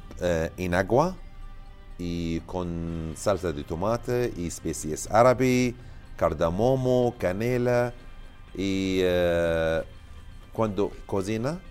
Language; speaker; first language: Spanish; non-native, learner; Arabic